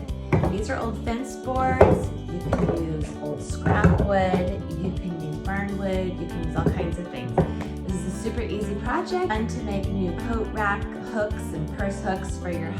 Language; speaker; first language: English; native; English